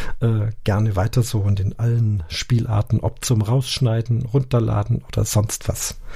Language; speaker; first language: German; native; German